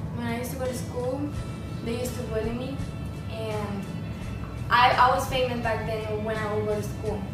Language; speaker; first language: English; early bilingual, other home language; Spanish